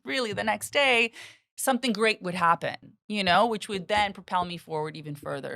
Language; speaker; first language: English; native; English